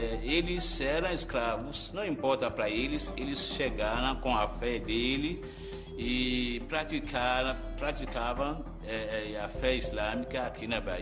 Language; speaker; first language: Portuguese; non-native, fluent; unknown